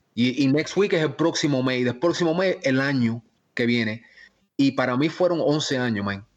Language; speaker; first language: Spanish; early bilingual, heritage; Spanish